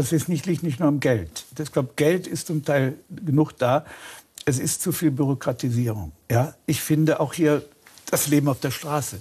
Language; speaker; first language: German; native; German